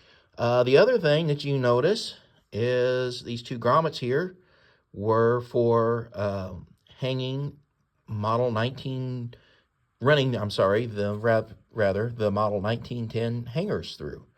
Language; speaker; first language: English; native; English